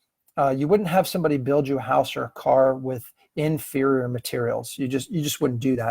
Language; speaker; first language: English; native; English